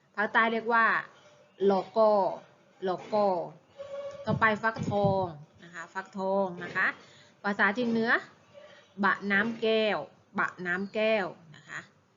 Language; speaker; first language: Thai; native; Thai